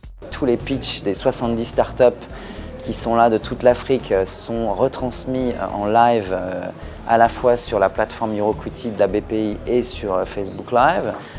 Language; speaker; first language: French; native; French